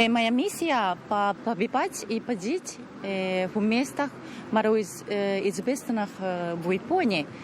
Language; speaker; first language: Russian; non-native, learner; Japanese